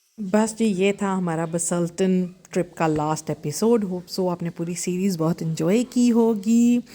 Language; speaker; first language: Urdu; native; Urdu